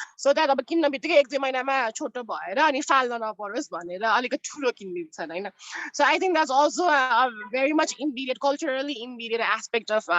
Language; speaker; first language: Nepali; non-native, local second language; Newari